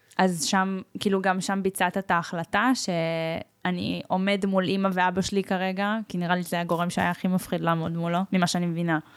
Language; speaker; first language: Hebrew; early bilingual, other home language; Russian